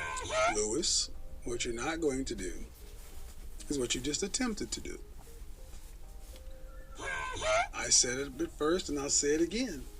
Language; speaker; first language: English; native; English